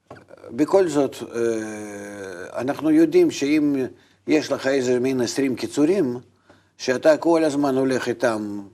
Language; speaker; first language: Hebrew; non-native, fluent; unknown